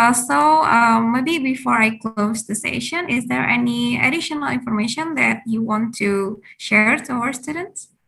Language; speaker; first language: English; non-native, fluent; Indonesian